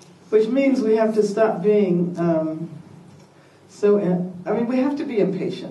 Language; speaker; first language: English; native; English